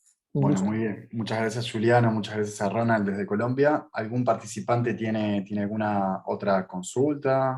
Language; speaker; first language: Spanish; native; Spanish